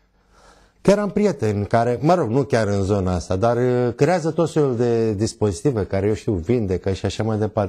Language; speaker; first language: Romanian; native; Romanian